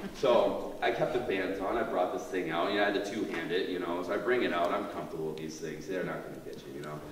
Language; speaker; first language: English; native; English